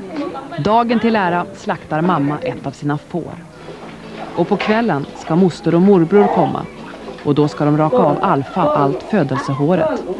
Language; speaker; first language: Swedish; native; Swedish